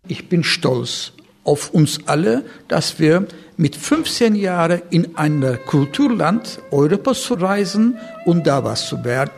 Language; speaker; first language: German; non-native, fluent; Turkish